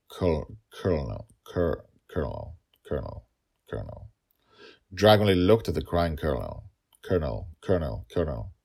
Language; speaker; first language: English; non-native, fluent; Hebrew